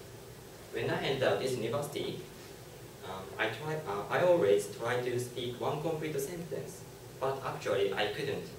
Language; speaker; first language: English; non-native, learner; Japanese